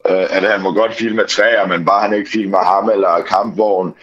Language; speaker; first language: Danish; early bilingual, other home language; Ukrainian